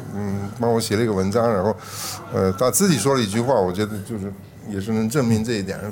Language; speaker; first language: Chinese; non-native, fluent; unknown